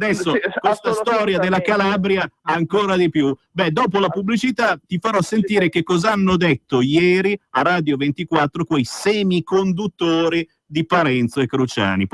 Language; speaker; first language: Italian; native; Italian